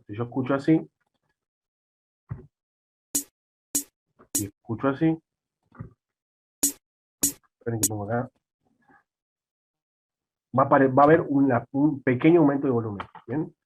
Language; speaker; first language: Spanish; native; Spanish